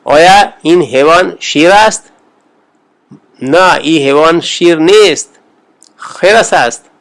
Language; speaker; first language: Persian; non-native, fluent; Urdu